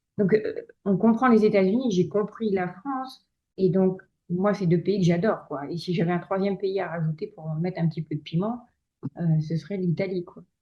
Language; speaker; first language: French; native; French